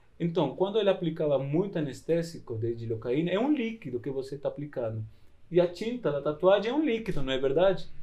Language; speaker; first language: Portuguese; non-native, fluent; Spanish